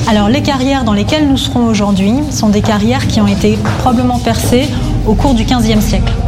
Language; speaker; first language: French; native; French